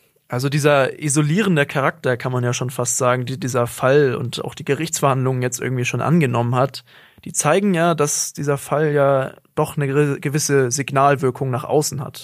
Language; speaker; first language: German; native; German